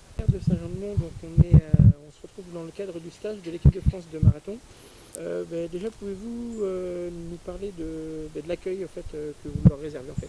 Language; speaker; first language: French; native; French